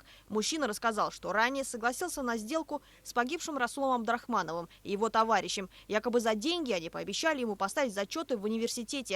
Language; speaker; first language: Russian; native; Russian